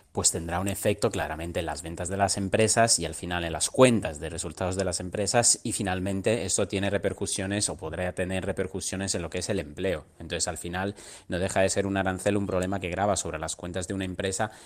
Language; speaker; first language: Spanish; non-native, fluent; Italian